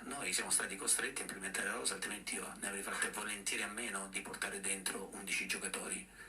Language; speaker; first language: Italian; native; Italian